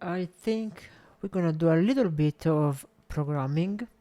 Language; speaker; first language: English; non-native, fluent; Italian